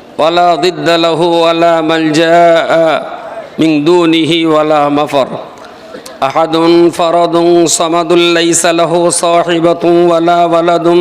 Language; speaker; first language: Arabic; non-native, fluent; Bangla